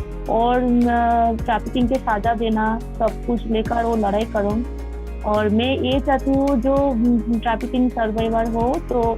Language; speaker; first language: Hindi; non-native, local second language; Bangla